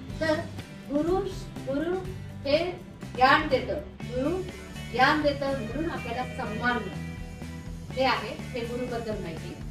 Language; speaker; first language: Marathi; non-native, local second language; Hindi